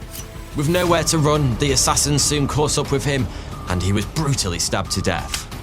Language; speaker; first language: English; native; English